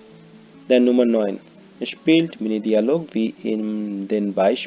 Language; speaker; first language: German; non-native, fluent; Hindi